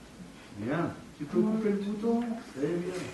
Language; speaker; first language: French; native; French